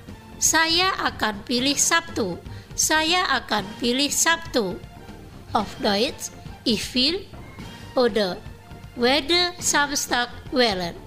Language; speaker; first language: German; non-native, fluent; Indonesian